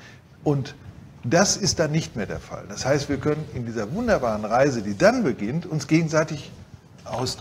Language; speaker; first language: German; native; German